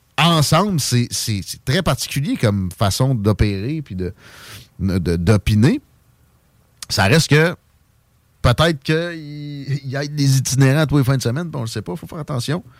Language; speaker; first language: French; native; French